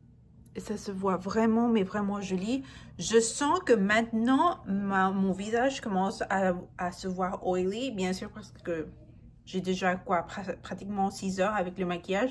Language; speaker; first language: French; non-native, fluent; Spanish